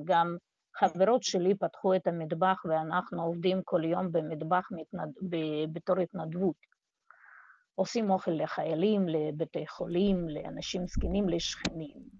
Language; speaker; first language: Hebrew; non-native, fluent; Russian